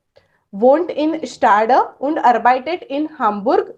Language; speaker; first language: German; non-native, fluent; Hindi